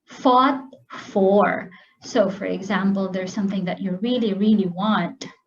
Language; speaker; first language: English; non-native, local second language; Filipino